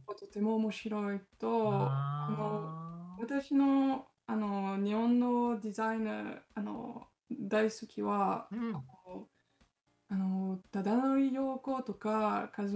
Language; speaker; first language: Japanese; non-native, learner; French